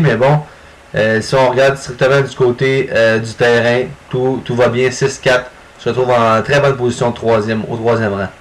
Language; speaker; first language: French; native; French